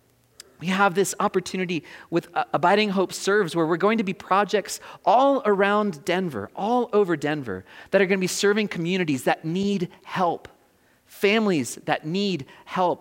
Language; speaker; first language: English; native; English